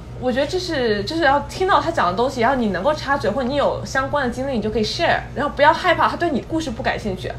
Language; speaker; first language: Chinese; native; Chinese